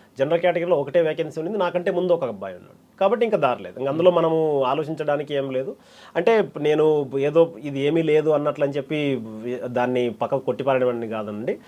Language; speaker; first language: Telugu; native; Telugu